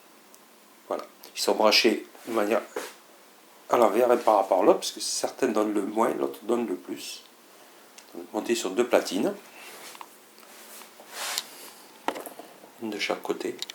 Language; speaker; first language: French; native; French